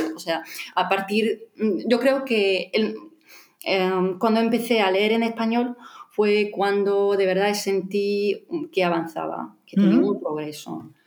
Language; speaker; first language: Spanish; non-native, fluent; Russian